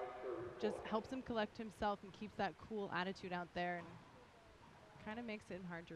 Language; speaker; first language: English; native; English